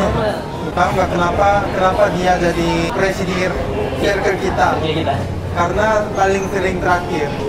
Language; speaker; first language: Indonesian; non-native, fluent; Korean